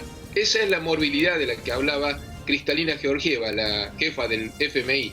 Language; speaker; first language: Spanish; native; Spanish